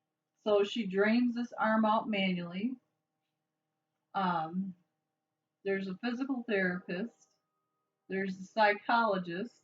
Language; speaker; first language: English; native; English